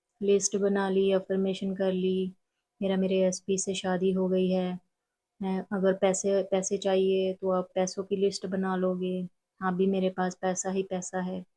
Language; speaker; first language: Hindi; non-native, local second language; Punjabi